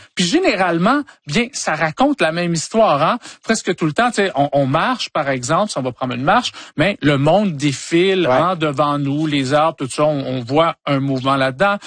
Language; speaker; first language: French; native; French